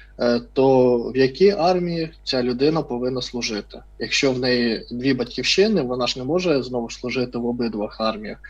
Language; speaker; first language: Ukrainian; non-native, fluent; Russian